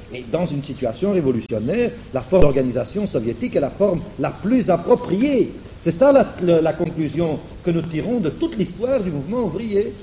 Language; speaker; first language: French; non-native, fluent; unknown